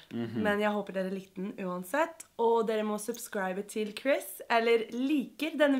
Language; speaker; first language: Norwegian; early bilingual, other home language; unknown